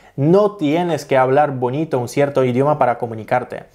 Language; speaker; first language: Spanish; non-native, fluent; Polish